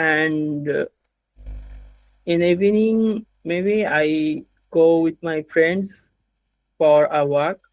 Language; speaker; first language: English; non-native, learner; Bangla